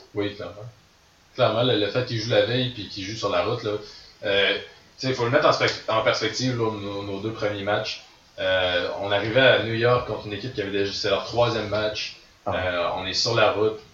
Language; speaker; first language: French; native; French